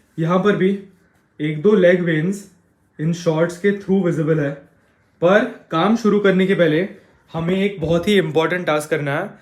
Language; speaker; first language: Hindi; non-native, local second language; Marathi